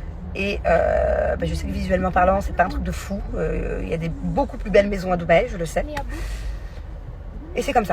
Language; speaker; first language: French; native; French